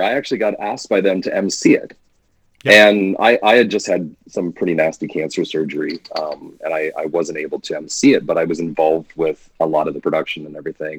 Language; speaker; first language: English; native; English